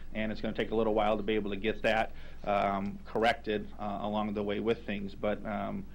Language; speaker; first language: English; native; English